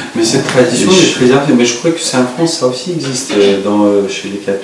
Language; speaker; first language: French; non-native, fluent; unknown